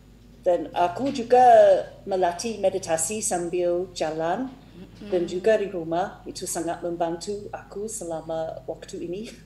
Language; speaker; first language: Indonesian; non-native, fluent; English